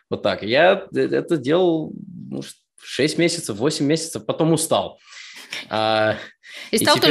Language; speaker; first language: Russian; early bilingual, heritage; Russian